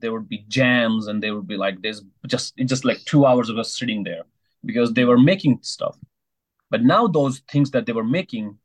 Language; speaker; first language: English; non-native, local second language; Hindi